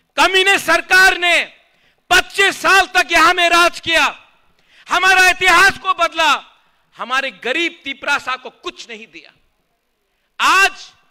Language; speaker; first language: Hindi; non-native, local second language; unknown